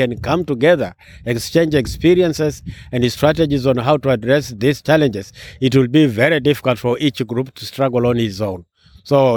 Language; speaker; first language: English; non-native, local second language; Masai